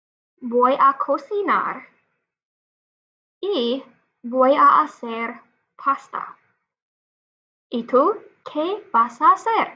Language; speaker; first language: Spanish; non-native, fluent; English